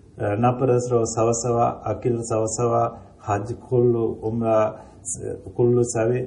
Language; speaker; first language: Arabic; non-native, learner; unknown